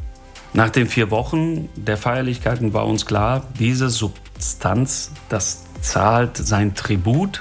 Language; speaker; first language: German; early bilingual, other home language; Italian